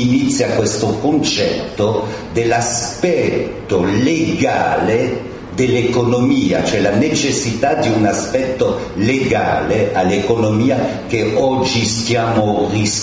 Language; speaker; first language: Italian; native; Italian